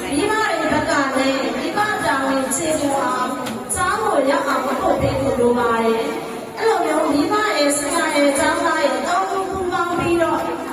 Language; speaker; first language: Burmese; native; Burmese